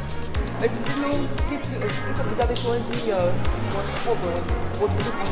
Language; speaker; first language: French; non-native, fluent; Japanese